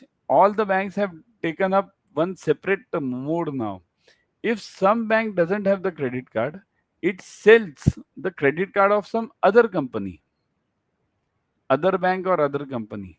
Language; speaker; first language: English; non-native, local second language; Hindi